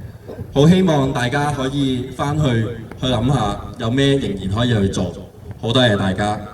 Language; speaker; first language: Cantonese; native; Cantonese